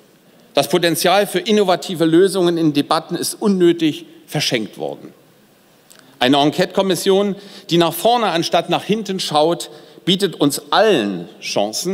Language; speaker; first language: German; native; German